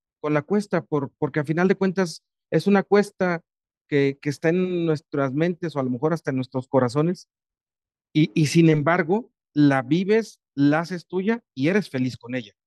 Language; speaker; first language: Spanish; native; Spanish